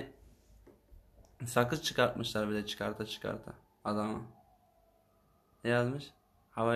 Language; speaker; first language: Turkish; native; Turkish